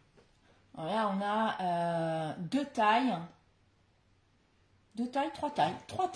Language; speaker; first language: French; native; French